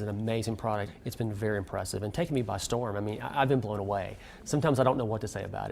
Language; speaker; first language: English; native; English